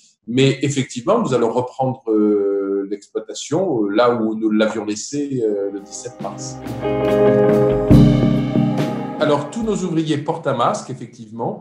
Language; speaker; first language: French; native; French